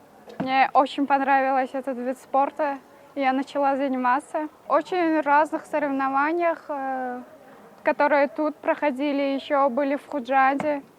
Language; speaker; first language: Russian; non-native, local second language; Tajik